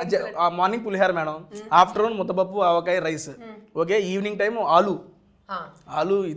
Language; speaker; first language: Telugu; native; Telugu